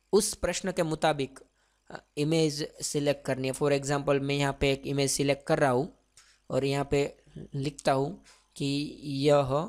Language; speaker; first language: Hindi; non-native, local second language; Gujarati